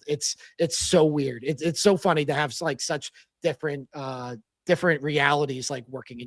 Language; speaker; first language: English; native; English